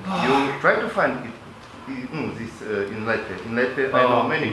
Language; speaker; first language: English; non-native, local second language; Latvian